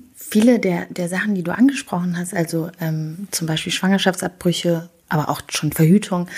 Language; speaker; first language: German; early bilingual, other home language; Kinyarwanda